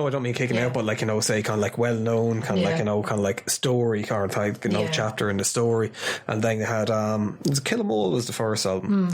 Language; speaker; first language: English; native; English